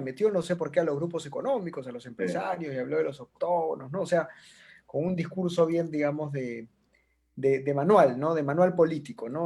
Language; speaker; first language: Spanish; native; Spanish